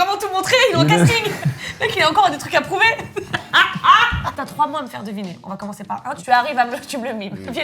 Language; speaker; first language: French; native; French